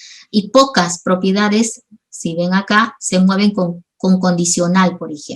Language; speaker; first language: Spanish; native; Spanish